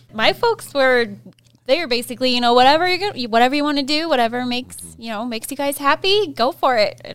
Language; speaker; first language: English; native; English